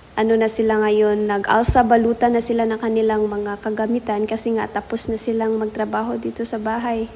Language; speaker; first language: Filipino; native; Filipino